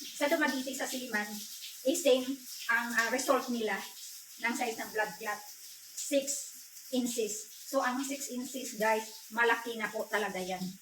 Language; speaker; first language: Filipino; non-native, local second language; Cebuano